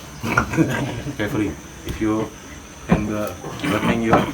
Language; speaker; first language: English; non-native, learner; Indonesian